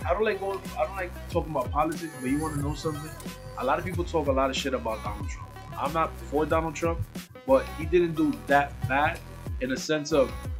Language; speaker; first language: English; early bilingual, other home language; Spanish